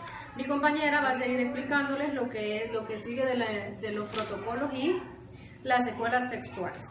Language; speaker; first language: Spanish; native; Spanish